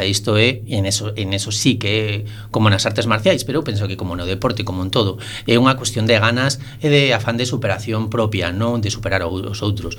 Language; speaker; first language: Galician; non-native, local second language; Spanish